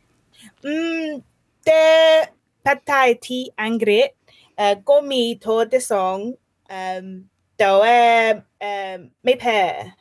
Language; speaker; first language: Thai; non-native, learner; English